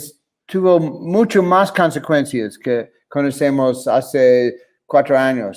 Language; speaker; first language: Spanish; non-native, fluent; English